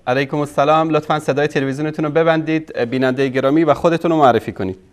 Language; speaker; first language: Persian; native; Persian